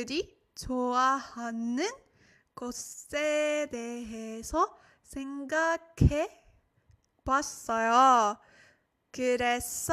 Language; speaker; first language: Korean; non-native, learner; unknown